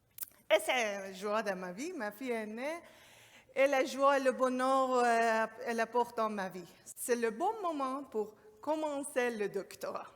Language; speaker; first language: French; non-native, learner; Persian